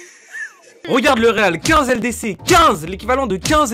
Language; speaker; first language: French; native; French